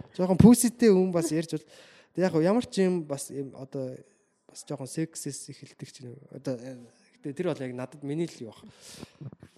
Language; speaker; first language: Mongolian; native; Mongolian